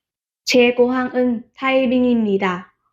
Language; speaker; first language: Korean; non-native, learner; Vietnamese